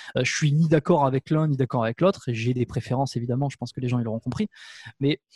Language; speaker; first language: French; native; French